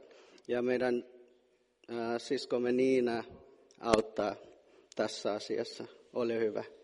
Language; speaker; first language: Finnish; non-native, fluent; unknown